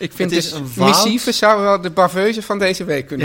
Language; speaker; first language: Dutch; native; Dutch